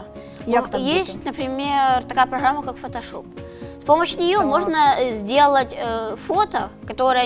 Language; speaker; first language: Russian; native; Russian